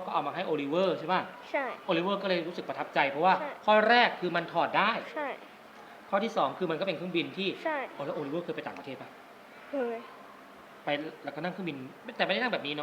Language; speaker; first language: Thai; native; Thai